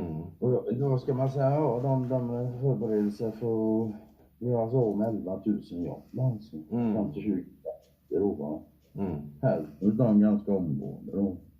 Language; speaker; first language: Swedish; native; Swedish